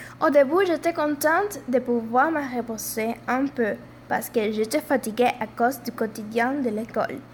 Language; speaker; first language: French; non-native, fluent; Spanish